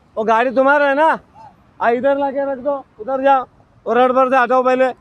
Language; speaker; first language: Hindi; non-native, local second language; Marathi